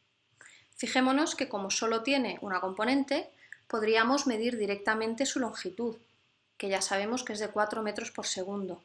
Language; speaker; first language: Spanish; native; Spanish